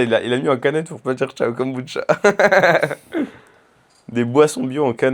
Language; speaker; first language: French; native; French